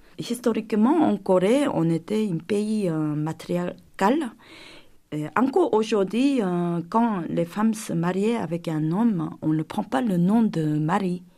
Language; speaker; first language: French; non-native, fluent; Korean